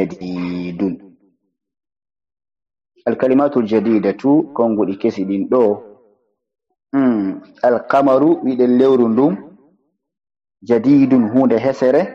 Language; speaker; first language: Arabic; non-native, fluent; Fula